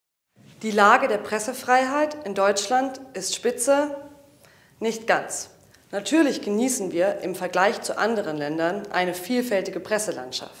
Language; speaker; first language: German; native; German